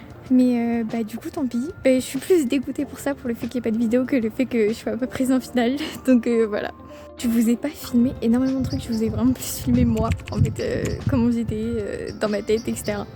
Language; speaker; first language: French; native; French